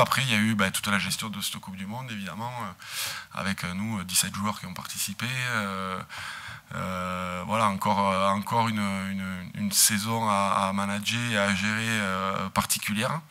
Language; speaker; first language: French; native; French